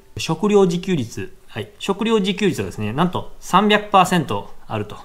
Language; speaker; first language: Japanese; native; Japanese